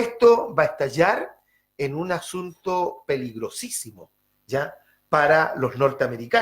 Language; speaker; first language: Spanish; native; Spanish